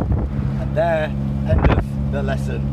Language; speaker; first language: English; native; English